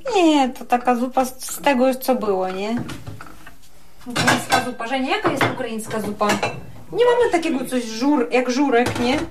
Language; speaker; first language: Polish; non-native, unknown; Russian